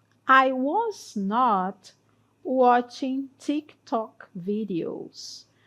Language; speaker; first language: English; non-native, fluent; Portuguese